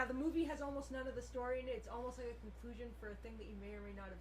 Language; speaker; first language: English; native; English